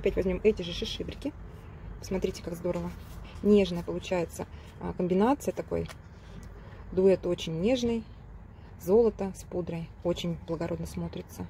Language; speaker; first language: Russian; native; Russian